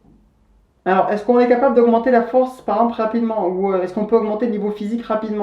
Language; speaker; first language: French; native; French